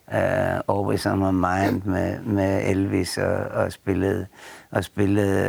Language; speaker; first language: Danish; native; Danish